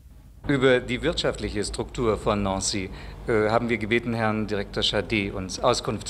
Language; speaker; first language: German; native; German